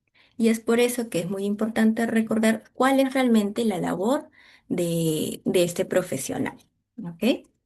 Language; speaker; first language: Spanish; native; Spanish